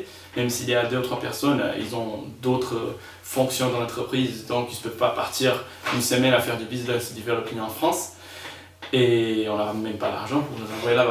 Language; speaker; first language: French; non-native, fluent; Spanish